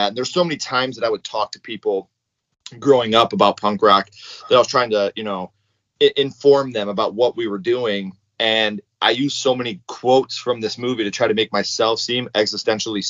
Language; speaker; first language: English; native; English